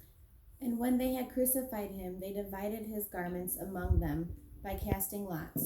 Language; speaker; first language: English; native; English